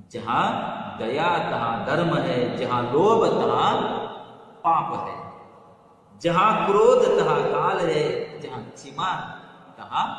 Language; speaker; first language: Hindi; non-native, local second language; Kannada